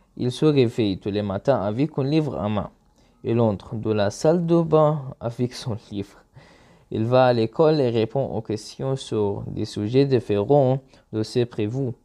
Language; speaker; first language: French; non-native, learner; Arabic